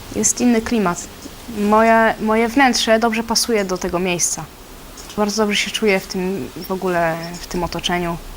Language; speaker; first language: Polish; native; Polish